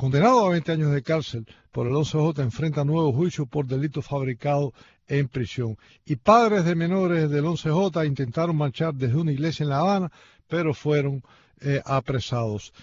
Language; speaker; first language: Spanish; native; Spanish